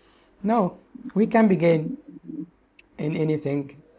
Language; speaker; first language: English; non-native, local second language; Arabic